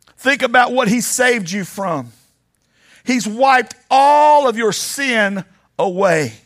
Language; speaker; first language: English; native; English